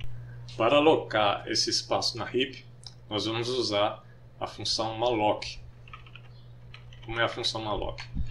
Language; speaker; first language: Portuguese; native; Portuguese